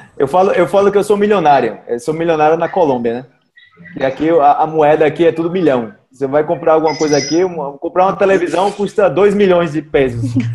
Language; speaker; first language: Portuguese; native; Portuguese